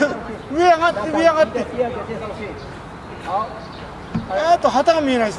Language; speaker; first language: Japanese; native; Japanese